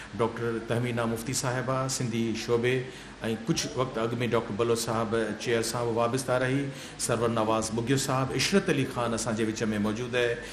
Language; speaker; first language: Sindhi; native; Sindhi